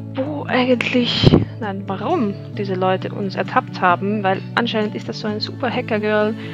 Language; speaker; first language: German; native; German